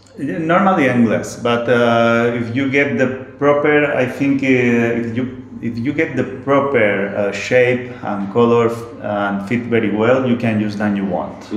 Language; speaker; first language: English; non-native, learner; Spanish